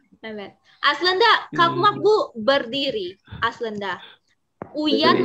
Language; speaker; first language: Turkish; non-native, fluent; Indonesian